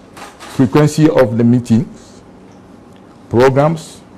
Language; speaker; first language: English; non-native, local second language; French